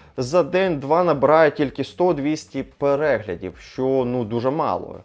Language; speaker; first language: Ukrainian; non-native, local second language; Russian